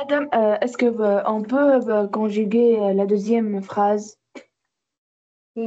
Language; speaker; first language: French; non-native, learner; Arabic